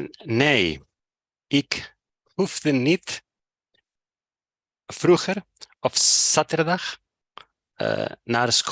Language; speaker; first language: Dutch; non-native, learner; Spanish